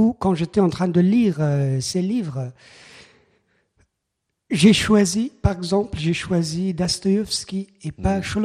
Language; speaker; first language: French; non-native, fluent; Persian